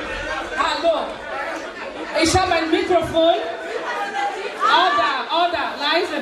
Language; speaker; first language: German; non-native, fluent; Igbo